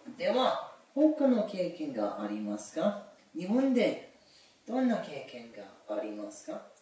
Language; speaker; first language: Japanese; non-native, learner; English